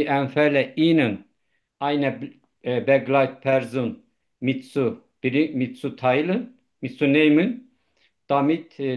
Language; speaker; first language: German; non-native, learner; Turkish